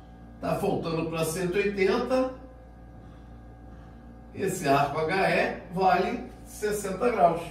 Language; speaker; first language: Portuguese; native; Portuguese